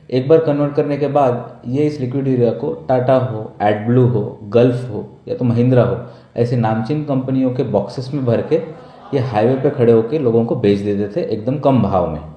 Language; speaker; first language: Hindi; non-native, local second language; Gujarati